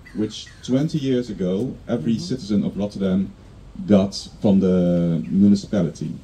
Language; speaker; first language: English; non-native, fluent; Dutch